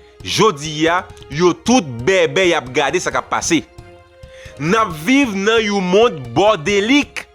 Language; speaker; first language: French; non-native, local second language; Haitian Creole